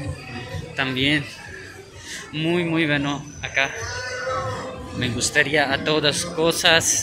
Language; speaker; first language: Spanish; non-native, learner; Urdu